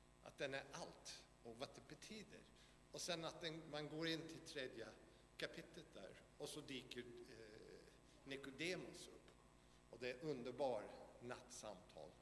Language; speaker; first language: Swedish; non-native, fluent; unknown